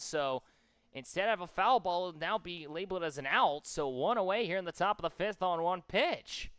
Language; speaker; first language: English; native; English